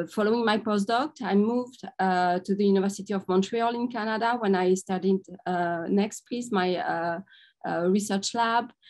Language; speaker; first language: English; non-native, fluent; French